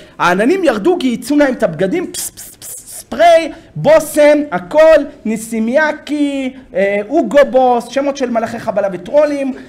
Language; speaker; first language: Hebrew; native; Hebrew